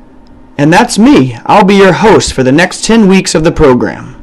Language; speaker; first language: English; native; English